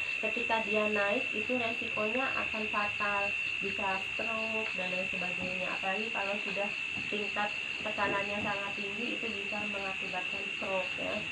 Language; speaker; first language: Indonesian; non-native, local second language; Sundanese